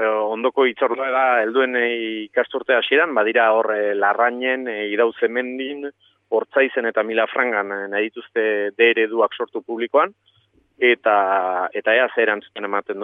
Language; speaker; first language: Basque; native; Basque